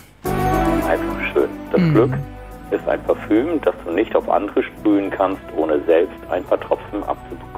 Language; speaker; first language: German; native; German